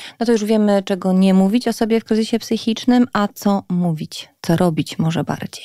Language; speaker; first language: Polish; native; Polish